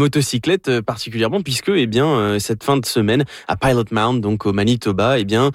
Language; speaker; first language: French; native; French